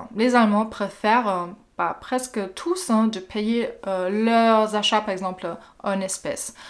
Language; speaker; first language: French; non-native, fluent; German